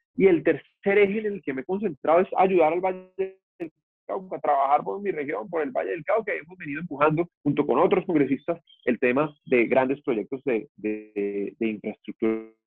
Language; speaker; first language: Spanish; native; Spanish